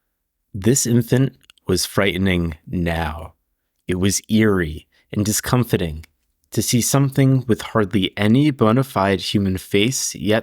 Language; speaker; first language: English; native; English